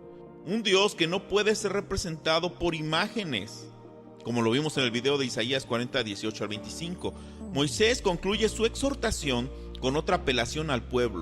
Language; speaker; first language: Spanish; native; Spanish